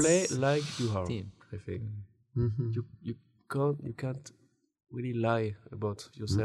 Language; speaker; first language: English; non-native, learner; French